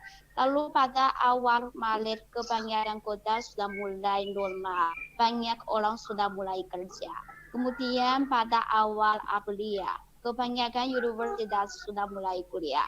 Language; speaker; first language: Indonesian; non-native, fluent; Chinese